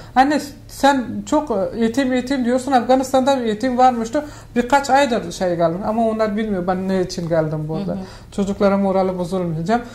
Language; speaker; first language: Turkish; non-native, learner; Persian